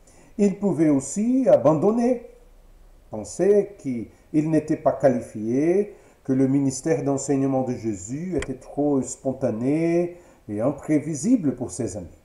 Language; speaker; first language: French; non-native, fluent; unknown